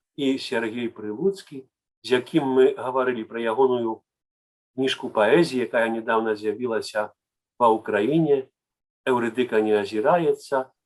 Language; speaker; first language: Belarusian; native; Belarusian